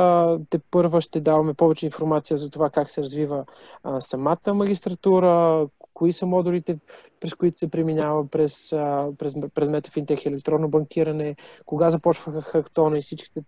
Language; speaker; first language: Bulgarian; native; Bulgarian